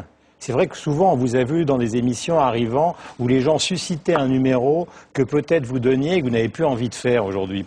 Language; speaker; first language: French; native; French